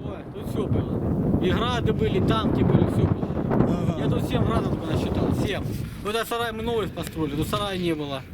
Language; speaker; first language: Russian; native; Russian